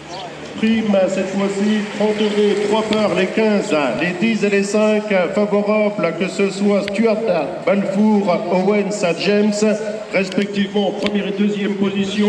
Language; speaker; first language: French; native; French